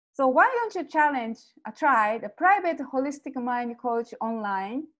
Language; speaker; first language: English; non-native, fluent; Japanese